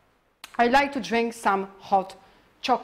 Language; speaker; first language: English; non-native, fluent; Polish